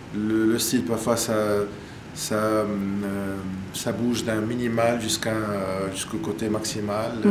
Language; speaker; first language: French; non-native, local second language; Arabic